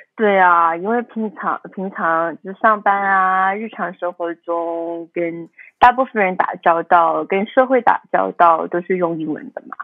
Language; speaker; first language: Chinese; early bilingual, heritage; Chinese